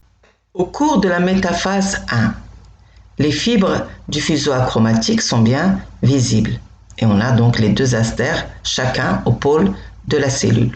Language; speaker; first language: French; non-native, local second language; Arabic